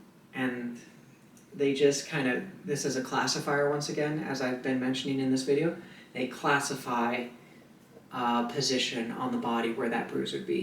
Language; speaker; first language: English; native; English